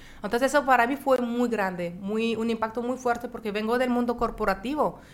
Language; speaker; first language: Spanish; non-native, fluent; French